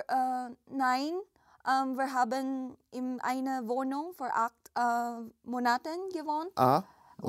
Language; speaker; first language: German; non-native, learner; Filipino